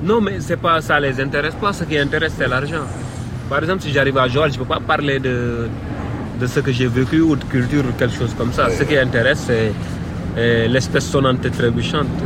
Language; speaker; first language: French; non-native, local second language; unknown